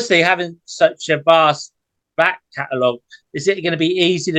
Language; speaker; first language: English; native; English